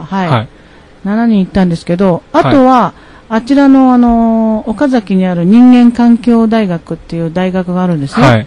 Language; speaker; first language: Japanese; native; Japanese